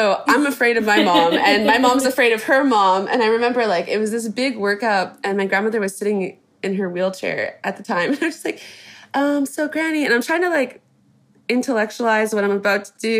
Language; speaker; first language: English; native; English